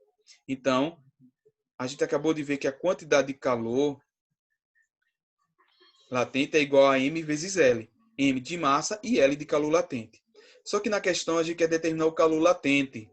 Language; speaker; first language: Portuguese; native; Portuguese